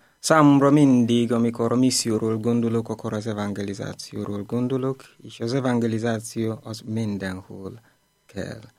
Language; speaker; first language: Hungarian; non-native, learner; Igbo